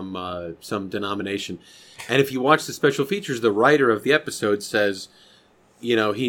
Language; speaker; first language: English; native; English